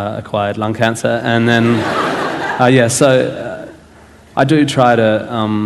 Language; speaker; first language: English; native; English